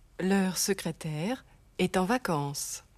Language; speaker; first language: French; non-native, fluent; German